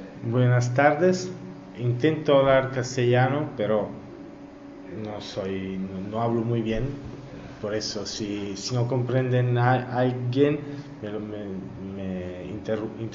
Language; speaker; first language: Spanish; non-native, learner; Italian